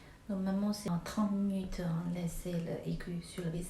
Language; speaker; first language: French; non-native, learner; Chinese